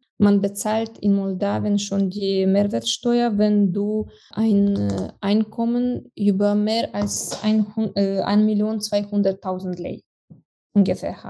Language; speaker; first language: German; non-native, fluent; Romanian